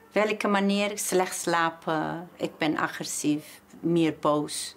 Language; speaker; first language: Dutch; non-native, learner; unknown